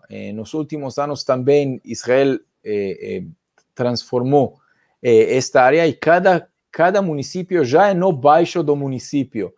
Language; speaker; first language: Portuguese; non-native, fluent; Hebrew